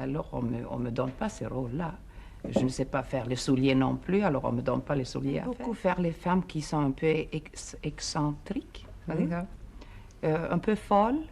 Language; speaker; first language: French; non-native, fluent; Swedish